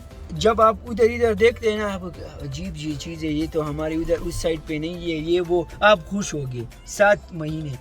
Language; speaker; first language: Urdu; non-native, local second language; Pashto